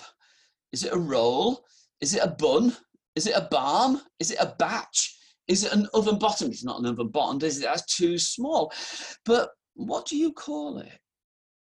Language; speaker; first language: English; native; English